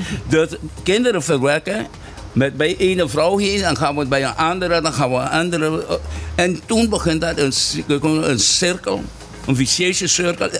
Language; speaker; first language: Dutch; non-native, fluent; Papiamento